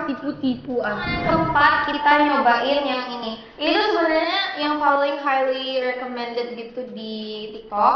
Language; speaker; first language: Indonesian; early bilingual, other home language; Japanese